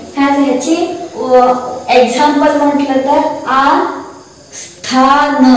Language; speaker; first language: Marathi; non-native, local second language; Kannada